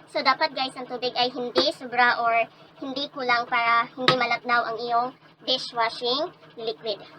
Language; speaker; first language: Filipino; non-native, local second language; Cebuano